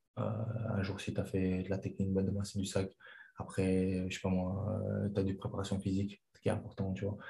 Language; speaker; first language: French; non-native, fluent; Chechen